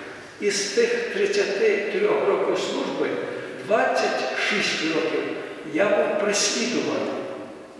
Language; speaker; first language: Ukrainian; native; Ukrainian